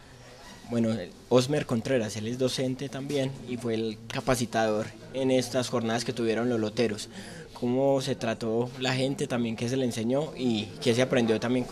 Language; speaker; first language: Spanish; native; Spanish